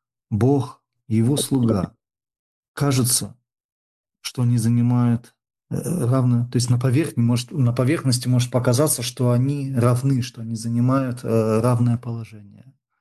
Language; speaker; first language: Russian; native; Russian